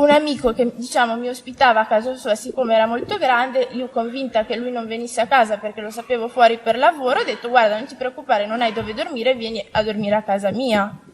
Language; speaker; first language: Italian; non-native, fluent; Romanian